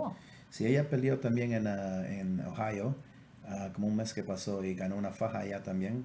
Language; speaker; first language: Spanish; native; Spanish